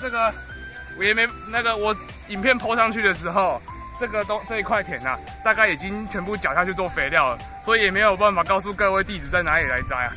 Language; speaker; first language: Chinese; native; Chinese